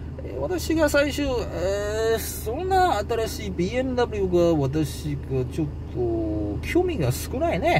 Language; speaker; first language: Japanese; non-native, learner; Chinese